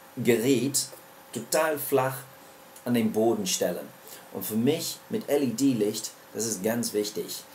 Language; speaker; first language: German; non-native, learner; English